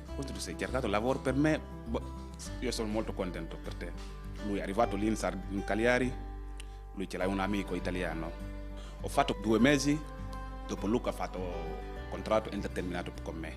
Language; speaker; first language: Italian; non-native, learner; Wolof